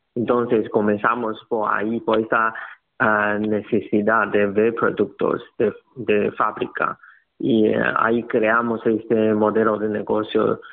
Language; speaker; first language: Spanish; non-native, learner; Chinese